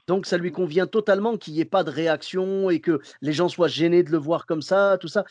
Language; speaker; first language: French; native; French